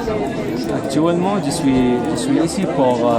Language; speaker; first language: French; non-native, learner; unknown